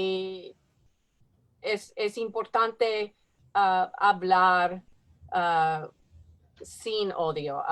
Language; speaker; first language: Spanish; non-native, learner; English